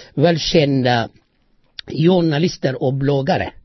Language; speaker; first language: Swedish; non-native, fluent; Amharic